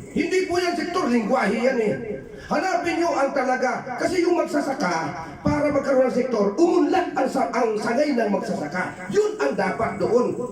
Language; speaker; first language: Filipino; non-native, local second language; Bikol